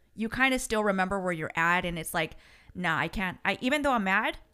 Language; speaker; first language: English; early bilingual, other home language; Spanish